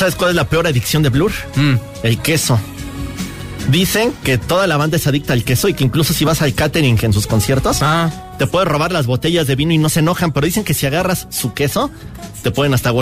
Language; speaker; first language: Spanish; native; Spanish